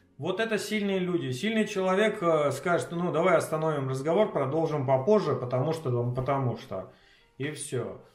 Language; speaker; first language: Russian; native; Russian